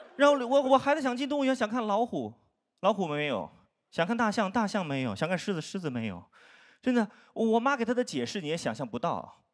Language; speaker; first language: Chinese; native; Chinese